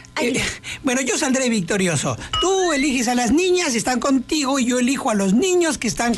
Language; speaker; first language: Spanish; native; Spanish